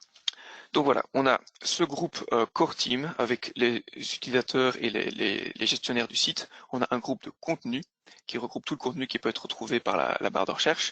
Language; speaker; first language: French; native; French